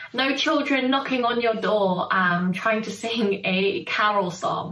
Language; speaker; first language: English; early bilingual, other home language; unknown